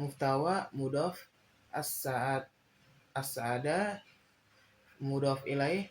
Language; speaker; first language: Arabic; non-native, learner; Indonesian